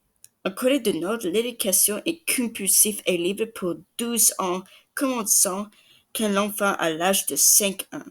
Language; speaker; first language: French; non-native, learner; English